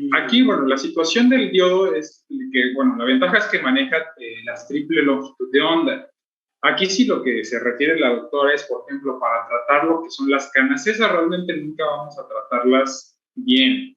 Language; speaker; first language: Spanish; native; Spanish